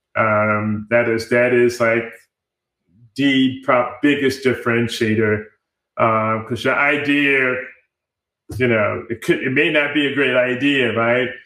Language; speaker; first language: English; native; English